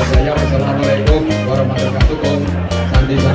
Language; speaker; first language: Indonesian; native; Indonesian